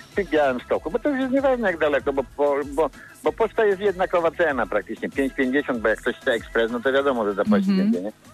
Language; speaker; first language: Polish; native; Polish